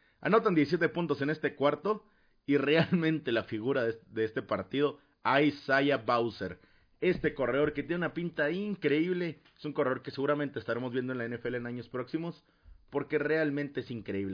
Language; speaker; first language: Spanish; native; Spanish